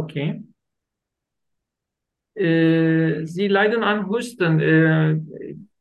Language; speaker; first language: German; non-native, learner; Turkish